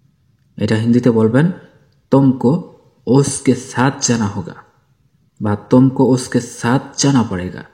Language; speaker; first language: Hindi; non-native, fluent; Bangla